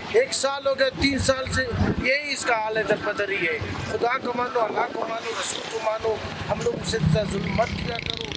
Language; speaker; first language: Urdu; non-native, local second language; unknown